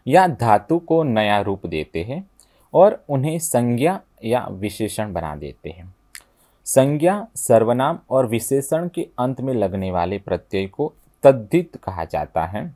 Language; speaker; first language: Hindi; non-native, local second language; Gujarati